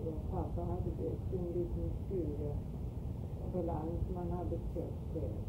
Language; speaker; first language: Swedish; early bilingual, heritage; Swedish